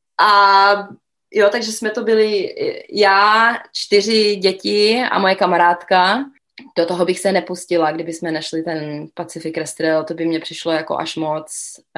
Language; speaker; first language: Czech; early bilingual, other home language; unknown